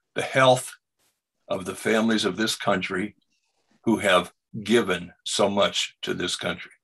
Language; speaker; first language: English; native; English